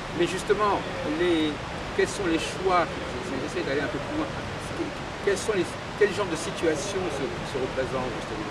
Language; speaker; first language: French; native; French